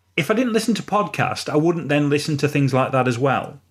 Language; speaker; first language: English; native; English